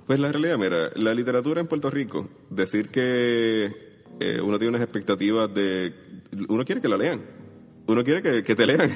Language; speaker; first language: Spanish; native; Spanish